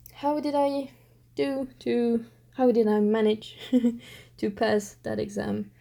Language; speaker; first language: English; non-native, fluent; French